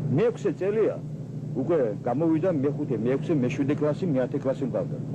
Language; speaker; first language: Georgian; non-native, local second language; Mingrelian